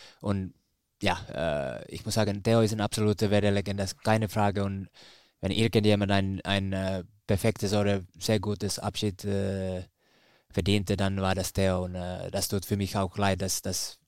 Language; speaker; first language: German; non-native, fluent; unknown